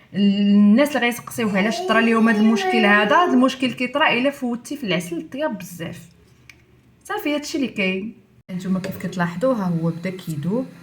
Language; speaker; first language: Arabic; native; Arabic